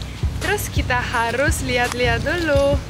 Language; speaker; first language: Indonesian; non-native, fluent; Russian